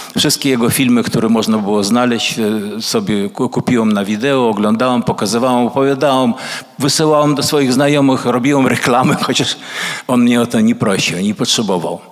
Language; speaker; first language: Polish; early bilingual, other home language; Russian